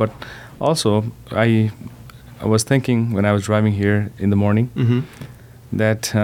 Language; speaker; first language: English; non-native, local second language; Nepali